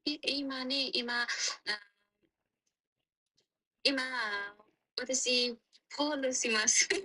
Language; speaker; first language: Japanese; non-native, fluent; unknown